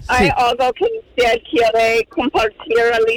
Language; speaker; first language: Spanish; non-native, fluent; English